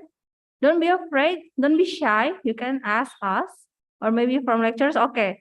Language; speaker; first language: English; non-native, fluent; Indonesian